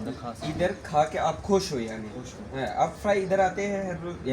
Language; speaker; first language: Hindi; non-native, learner; Bangla